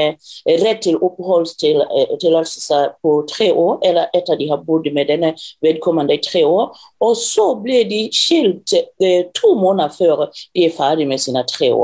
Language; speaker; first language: Norwegian; non-native, fluent; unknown